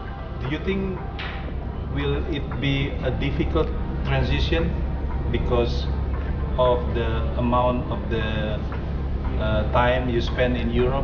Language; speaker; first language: English; non-native, fluent; Indonesian